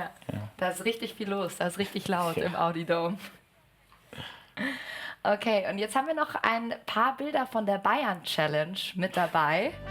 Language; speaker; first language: German; native; German